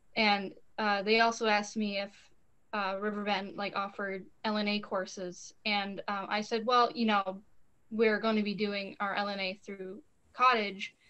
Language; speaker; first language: English; native; English